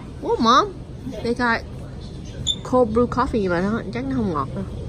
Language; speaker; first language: Vietnamese; early bilingual, heritage; Vietnamese